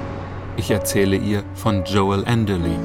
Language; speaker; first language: German; native; German